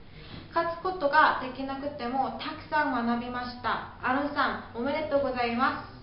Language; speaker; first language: Japanese; non-native, learner; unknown